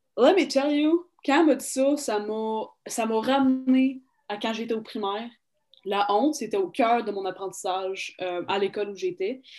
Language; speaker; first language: French; native; French